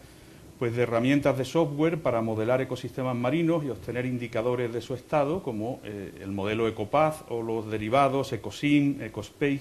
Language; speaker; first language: Spanish; native; Spanish